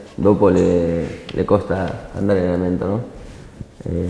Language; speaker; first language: Italian; non-native, learner; Spanish